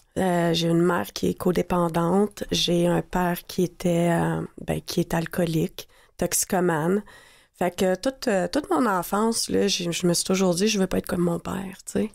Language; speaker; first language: French; native; French